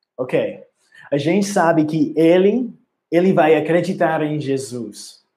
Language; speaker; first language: Portuguese; non-native, learner; English